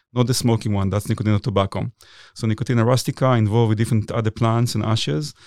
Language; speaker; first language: English; non-native, fluent; Hebrew